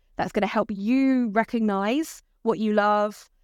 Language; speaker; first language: English; native; English